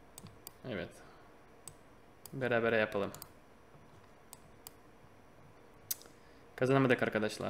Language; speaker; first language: Turkish; non-native, fluent; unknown